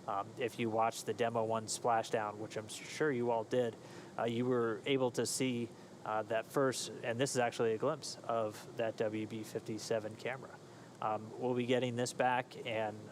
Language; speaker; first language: English; native; English